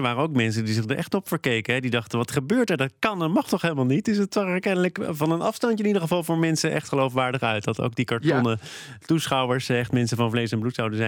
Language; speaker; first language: Dutch; native; Dutch